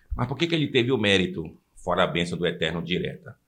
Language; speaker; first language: Portuguese; native; Portuguese